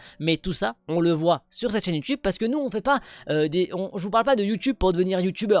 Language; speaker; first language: French; native; French